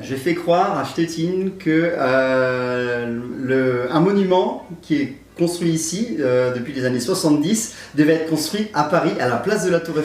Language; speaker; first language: French; native; French